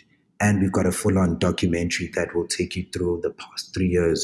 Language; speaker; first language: English; non-native, local second language; Zulu